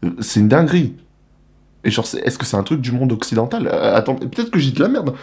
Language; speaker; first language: French; native; French